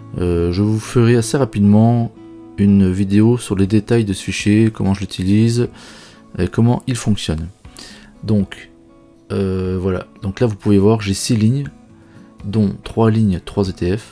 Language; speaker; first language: French; native; French